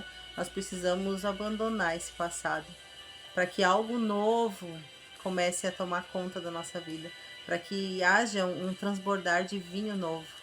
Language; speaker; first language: Portuguese; native; Portuguese